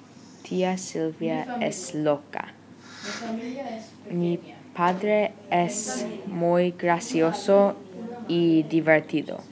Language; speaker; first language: Spanish; non-native, learner; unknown